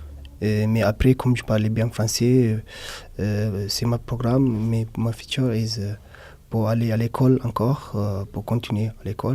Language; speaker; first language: French; non-native, learner; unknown